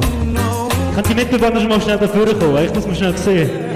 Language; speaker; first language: German; native; German